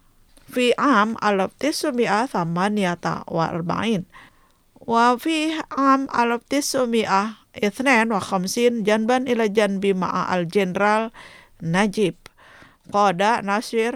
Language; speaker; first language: Arabic; non-native, fluent; Indonesian